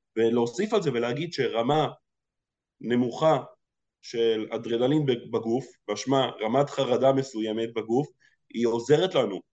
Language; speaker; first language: Hebrew; early bilingual, other home language; Russian